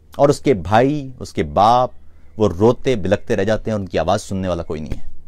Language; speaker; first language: Urdu; non-native, local second language; Punjabi